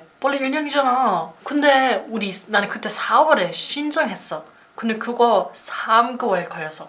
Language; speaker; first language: Korean; non-native, fluent; German